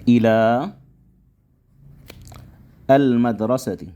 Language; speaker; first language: Arabic; non-native, fluent; Indonesian